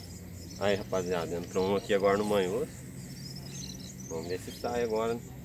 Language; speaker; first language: Portuguese; native; Portuguese